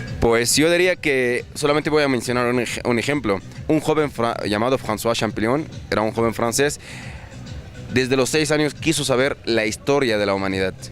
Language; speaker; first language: Spanish; non-native, fluent; Arabic